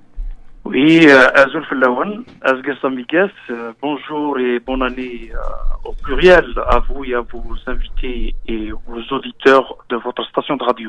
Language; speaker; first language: French; non-native, local second language; Kabyle